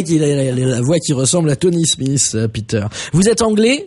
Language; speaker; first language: French; native; French